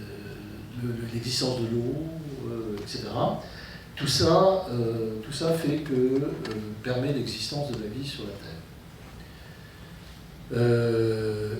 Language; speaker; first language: French; native; French